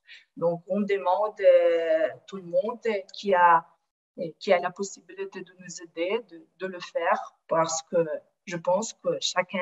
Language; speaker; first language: French; non-native, fluent; Ukrainian